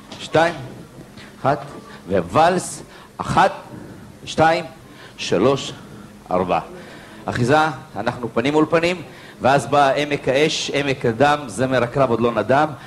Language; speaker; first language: Hebrew; native; Hebrew